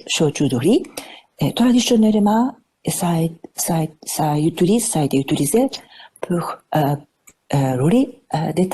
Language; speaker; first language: French; non-native, fluent; Japanese